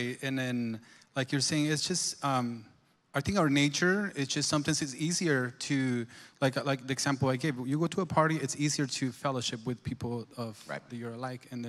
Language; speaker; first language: English; non-native, fluent; Spanish